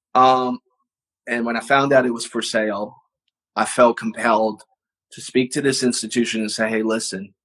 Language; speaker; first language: English; native; English